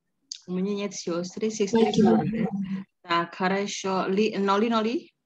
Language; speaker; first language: Russian; non-native, fluent; Indonesian